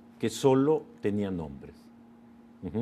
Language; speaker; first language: Spanish; native; Spanish